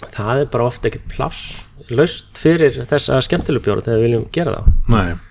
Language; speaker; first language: Icelandic; non-native, fluent; English